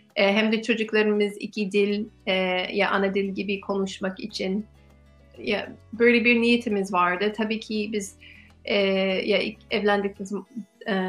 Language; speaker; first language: Turkish; non-native, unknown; English